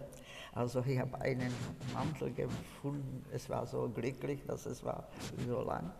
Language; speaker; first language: German; non-native, fluent; Czech